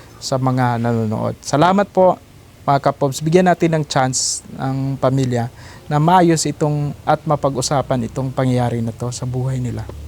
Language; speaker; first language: Filipino; non-native, local second language; Aklanon